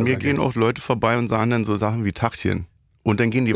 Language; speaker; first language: German; native; German